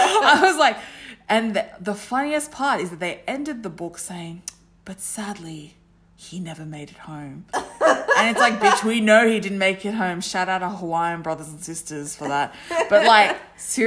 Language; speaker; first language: English; native; English